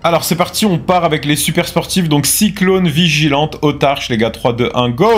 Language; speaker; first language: French; native; French